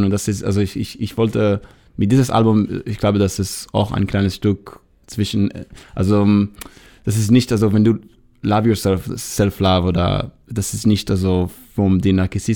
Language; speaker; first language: German; non-native, learner; Hebrew